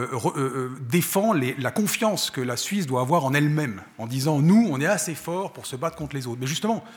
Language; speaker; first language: French; native; French